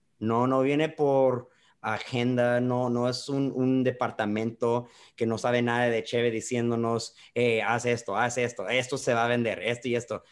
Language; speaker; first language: Spanish; early bilingual, heritage; Spanish